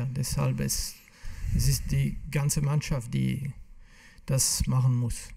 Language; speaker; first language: German; non-native, local second language; French